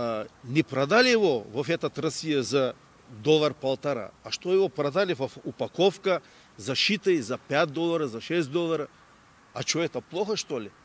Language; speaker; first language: Russian; non-native, learner; Turkish